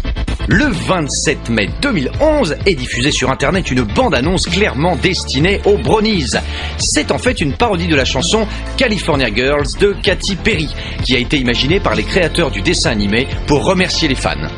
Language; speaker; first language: French; native; French